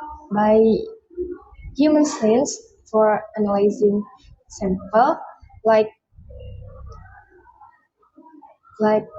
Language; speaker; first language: English; non-native, learner; Indonesian